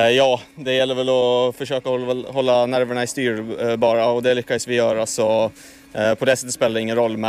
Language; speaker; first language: Swedish; native; Swedish